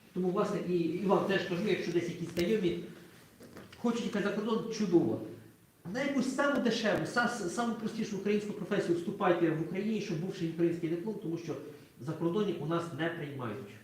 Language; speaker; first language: Ukrainian; native; Ukrainian